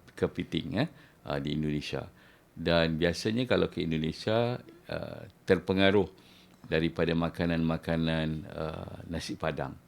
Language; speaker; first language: Malay; native; Malay